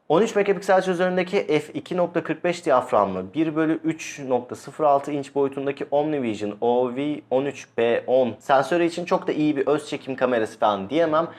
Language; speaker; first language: Turkish; native; Turkish